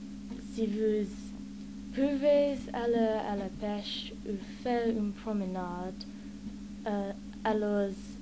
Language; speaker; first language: French; non-native, learner; English